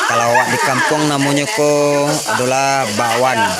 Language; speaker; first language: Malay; non-native, local second language; Minangkabau